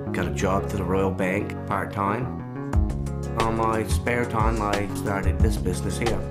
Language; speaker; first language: English; native; English